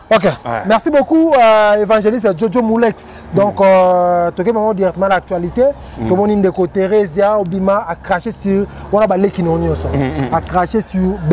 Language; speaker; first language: French; non-native, local second language; Lingala